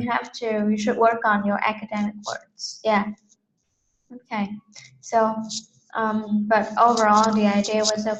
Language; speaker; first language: English; non-native, fluent; Vietnamese